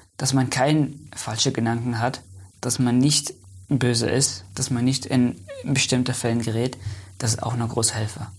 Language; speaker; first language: German; non-native, fluent; Persian